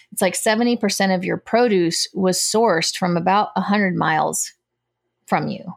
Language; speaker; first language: English; native; English